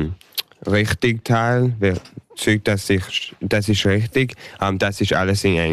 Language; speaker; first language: German; early bilingual, heritage; English